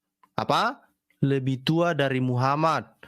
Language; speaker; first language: Indonesian; native; Indonesian